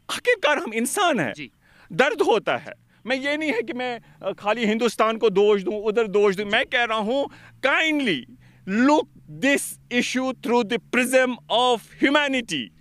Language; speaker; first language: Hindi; non-native, local second language; Kashmiri